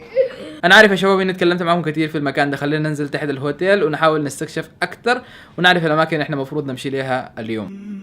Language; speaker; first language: Arabic; native; Arabic